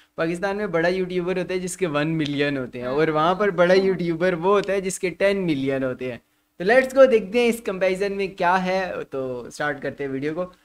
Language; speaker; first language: Urdu; native; Urdu